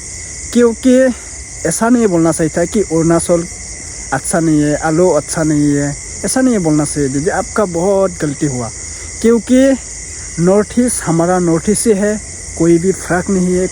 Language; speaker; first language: Hindi; non-native, local second language; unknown